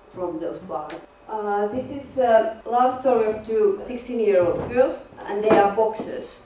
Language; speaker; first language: English; non-native, fluent; Finnish